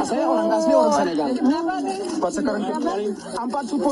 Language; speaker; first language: Indonesian; non-native, learner; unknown